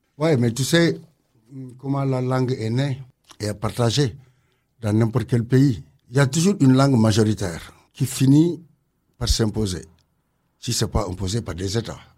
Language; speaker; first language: French; non-native, local second language; Wolof